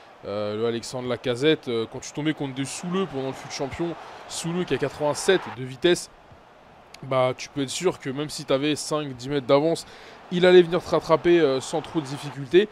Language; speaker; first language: French; native; French